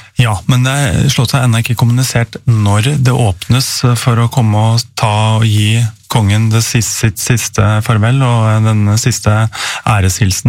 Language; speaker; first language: Norwegian; native; Norwegian